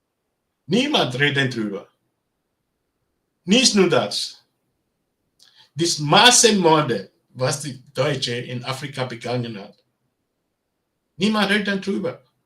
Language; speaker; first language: German; non-native, learner; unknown